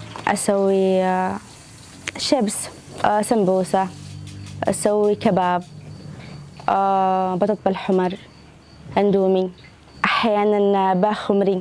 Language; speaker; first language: Arabic; native; Arabic